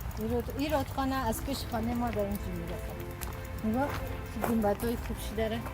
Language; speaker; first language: Persian; native; Persian